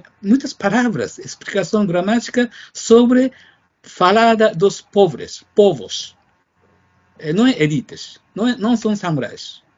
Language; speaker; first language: Portuguese; non-native, fluent; Japanese